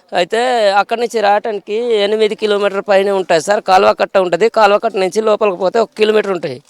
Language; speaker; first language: Telugu; non-native, local second language; Koya